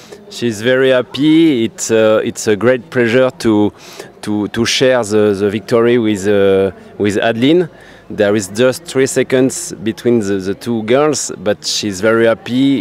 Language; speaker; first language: English; non-native, fluent; French